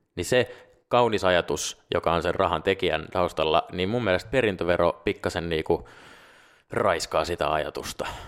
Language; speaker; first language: Finnish; non-native, local second language; Swedish